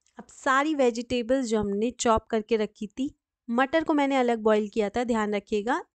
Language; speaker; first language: Hindi; native; Hindi